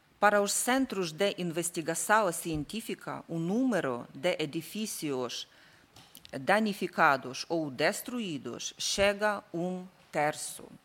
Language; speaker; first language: Portuguese; non-native, learner; Ukrainian